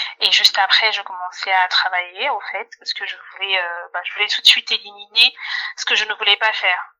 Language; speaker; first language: French; non-native, local second language; Lingala